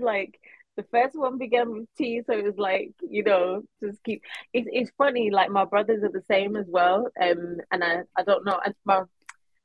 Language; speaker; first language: English; native; English